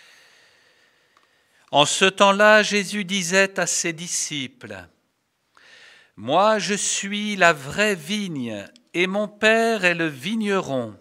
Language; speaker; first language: French; native; French